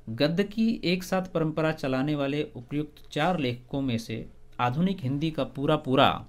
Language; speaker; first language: Hindi; native; Hindi